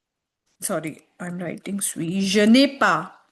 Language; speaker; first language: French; non-native, fluent; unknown